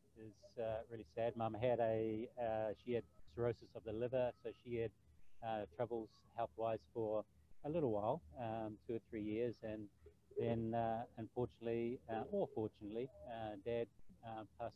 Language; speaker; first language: English; native; English